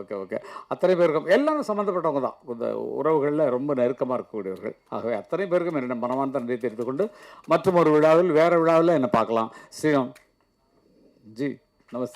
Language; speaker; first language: Tamil; native; Tamil